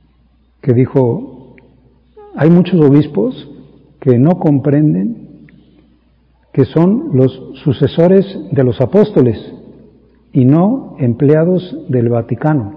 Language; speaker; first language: Spanish; native; Spanish